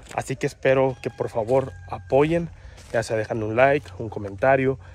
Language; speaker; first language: Spanish; native; Spanish